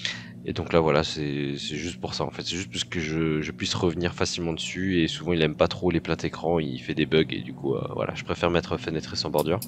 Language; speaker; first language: French; native; French